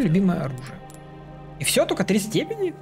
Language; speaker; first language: Russian; native; Russian